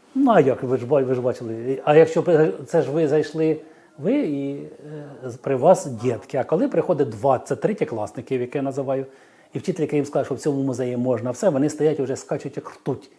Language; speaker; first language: Ukrainian; native; Ukrainian